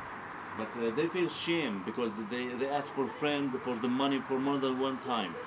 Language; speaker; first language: English; non-native, learner; Arabic